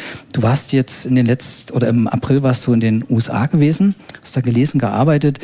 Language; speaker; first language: German; native; German